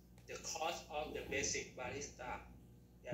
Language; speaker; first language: English; non-native, learner; Thai